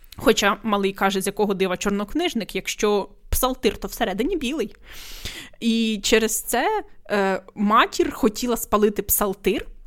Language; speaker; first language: Ukrainian; native; Ukrainian